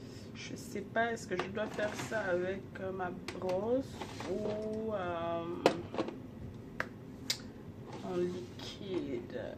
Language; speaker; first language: French; non-native, local second language; Lingala